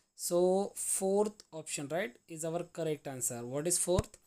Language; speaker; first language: English; non-native, local second language; Marathi